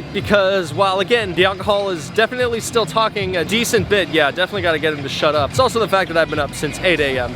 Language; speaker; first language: English; native; English